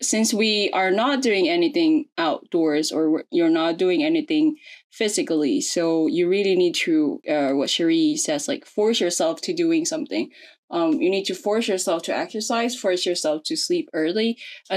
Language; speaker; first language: English; non-native, local second language; Filipino